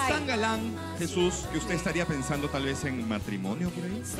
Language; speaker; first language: Spanish; native; Spanish